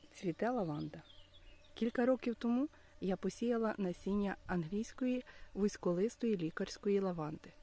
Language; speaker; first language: Ukrainian; native; Ukrainian